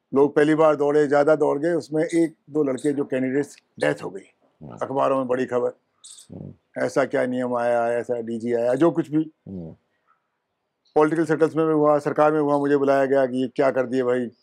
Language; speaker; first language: Hindi; native; Hindi